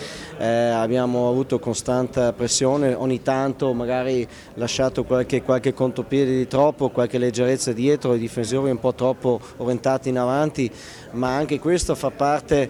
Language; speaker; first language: Italian; non-native, local second language; German